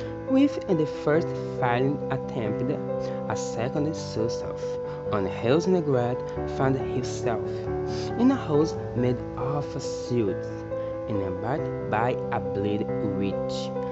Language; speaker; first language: English; non-native, learner; Portuguese